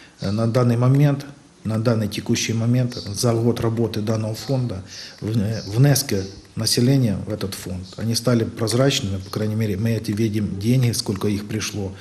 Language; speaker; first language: Russian; native; Russian